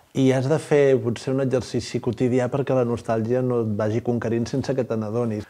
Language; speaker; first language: Catalan; native; Catalan